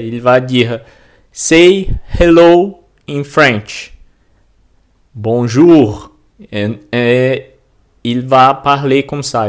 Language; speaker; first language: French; non-native, learner; Portuguese